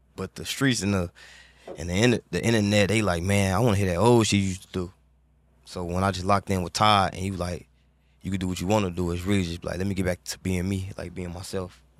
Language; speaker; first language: English; native; English